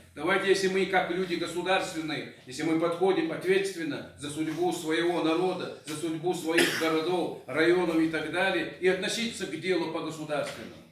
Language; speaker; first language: Russian; non-native, local second language; Chechen